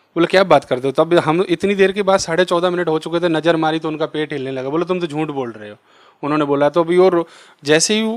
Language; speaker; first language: Hindi; native; Hindi